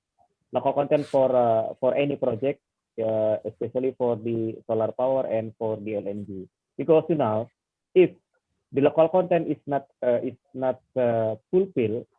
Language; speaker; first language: English; non-native, fluent; Indonesian